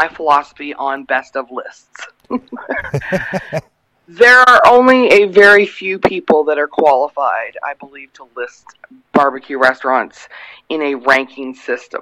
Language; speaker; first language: English; native; English